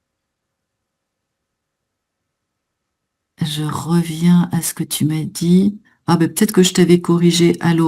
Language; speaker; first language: French; native; French